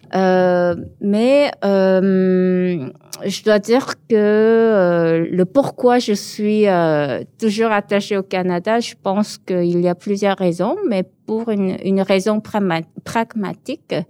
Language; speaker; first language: French; early bilingual, other home language; Korean